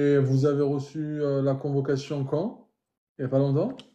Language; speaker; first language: French; native; French